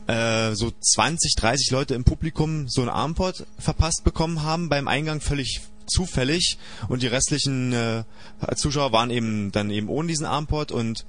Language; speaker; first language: German; native; German